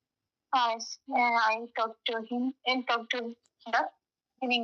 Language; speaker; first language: English; non-native, learner; Malayalam